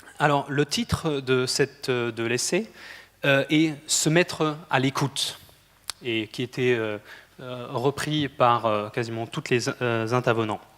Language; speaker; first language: French; non-native, fluent; German